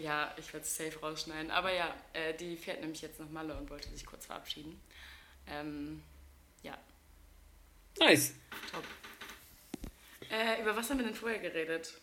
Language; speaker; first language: German; native; German